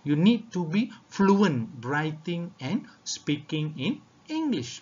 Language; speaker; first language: English; non-native, local second language; Tamil